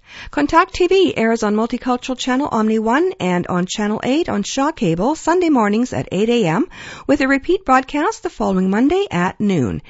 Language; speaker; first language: English; early bilingual, other home language; Ukrainian